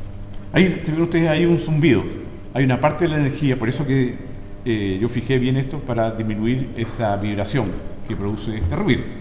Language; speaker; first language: Spanish; native; Spanish